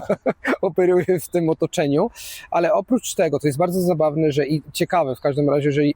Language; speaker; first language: Polish; non-native, fluent; Italian